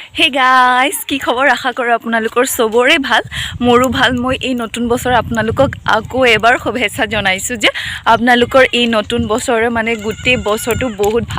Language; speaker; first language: Assamese; non-native, local second language; Bodo